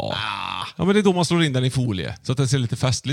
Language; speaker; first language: Swedish; native; Swedish